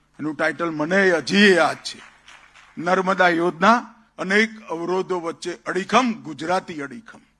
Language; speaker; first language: Gujarati; native; Gujarati